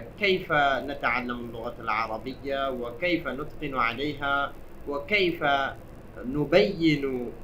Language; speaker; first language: Arabic; non-native, local second language; Bangla